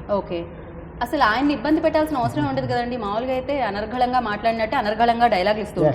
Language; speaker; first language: Telugu; native; Telugu